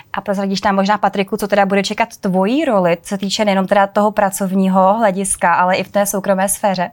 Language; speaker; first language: Czech; native; Czech